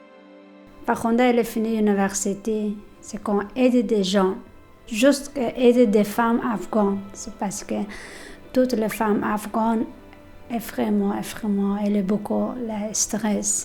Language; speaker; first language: French; non-native, learner; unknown